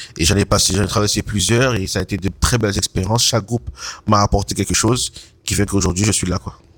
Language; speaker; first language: French; non-native, local second language; Haitian Creole